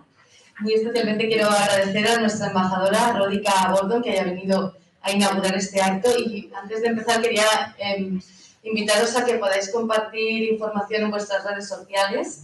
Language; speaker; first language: Spanish; native; Spanish